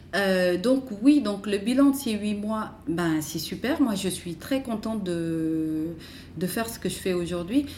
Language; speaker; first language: French; non-native, local second language; Wolof